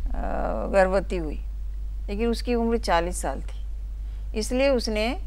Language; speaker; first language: Hindi; native; Hindi